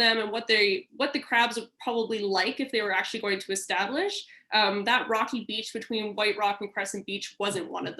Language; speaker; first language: English; native; English